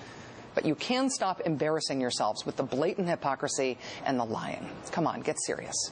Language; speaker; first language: English; native; English